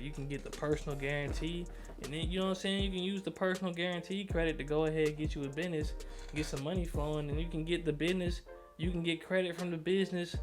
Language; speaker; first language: English; native; English